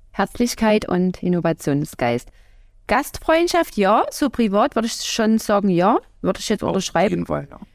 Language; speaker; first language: German; native; German